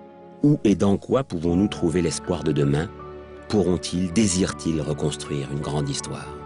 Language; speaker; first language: French; native; French